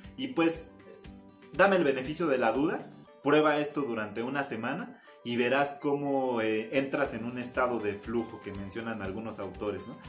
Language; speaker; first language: Spanish; native; Spanish